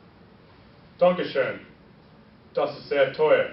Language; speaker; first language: German; non-native, learner; English